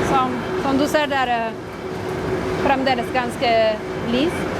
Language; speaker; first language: Norwegian; non-native, fluent; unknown